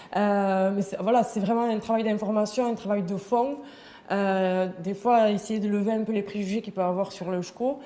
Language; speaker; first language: French; native; French